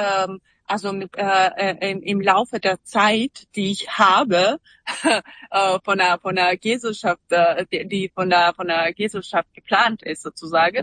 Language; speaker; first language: German; non-native, fluent; Serbian